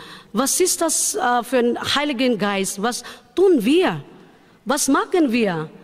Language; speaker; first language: German; non-native, learner; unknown